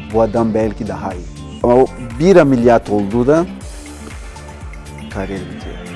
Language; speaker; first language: Turkish; non-native, learner; Portuguese